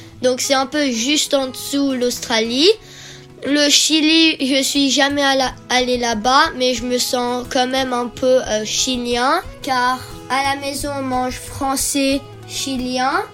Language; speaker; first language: French; early bilingual, heritage; French